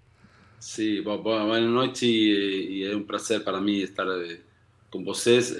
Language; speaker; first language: Portuguese; non-native, learner; Spanish